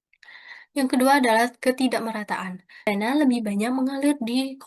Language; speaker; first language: Indonesian; native; Indonesian